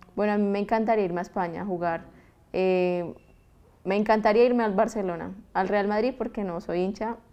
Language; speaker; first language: Spanish; native; Spanish